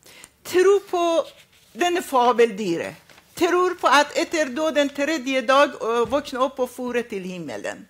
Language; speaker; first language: Norwegian; non-native, fluent; Arabic